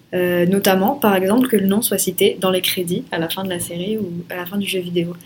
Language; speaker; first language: French; native; French